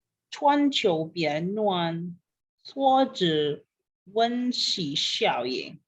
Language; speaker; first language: Chinese; non-native, learner; English